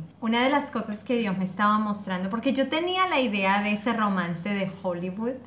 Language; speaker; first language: Spanish; native; Spanish